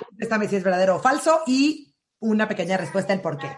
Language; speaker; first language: Spanish; native; Spanish